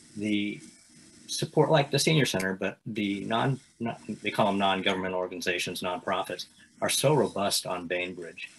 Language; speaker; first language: English; native; English